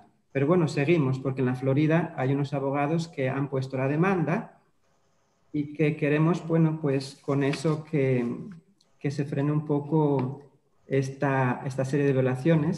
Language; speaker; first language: Spanish; native; Spanish